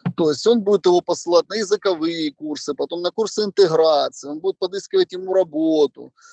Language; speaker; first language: Russian; native; Russian